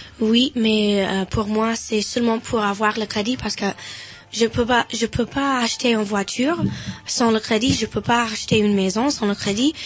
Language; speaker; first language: French; non-native, fluent; English